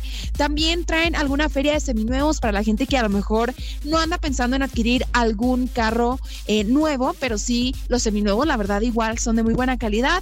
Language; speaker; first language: Spanish; native; Spanish